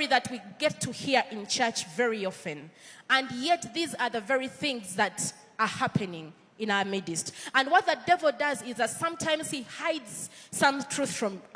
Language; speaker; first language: English; non-native, local second language; Ganda